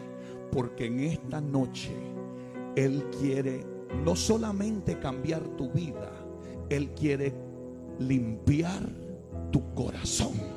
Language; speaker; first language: Spanish; native; Spanish